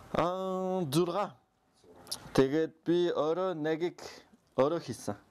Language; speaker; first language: Mongolian; non-native, learner; French